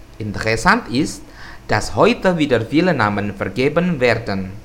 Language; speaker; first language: German; non-native, fluent; Indonesian